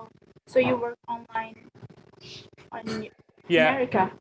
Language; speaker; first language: English; non-native, learner; Indonesian